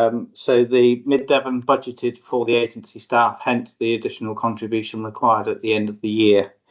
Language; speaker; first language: English; native; English